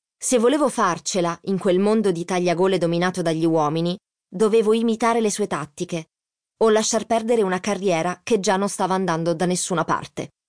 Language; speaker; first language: Italian; native; Italian